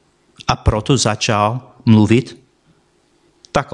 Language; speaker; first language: Czech; non-native, fluent; English